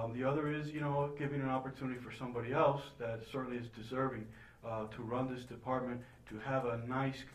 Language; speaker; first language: English; early bilingual, other home language; Spanish